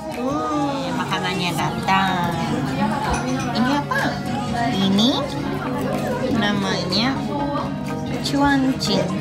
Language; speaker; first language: Indonesian; non-native, learner; Japanese